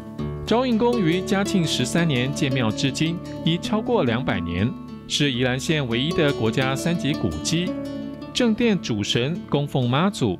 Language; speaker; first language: Chinese; native; Chinese